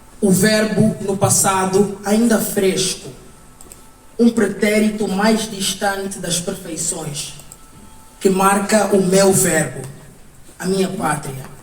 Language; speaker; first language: Portuguese; native; Portuguese